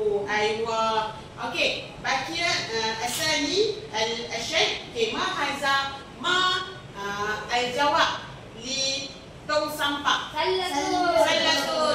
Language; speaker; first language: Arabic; non-native, learner; Malay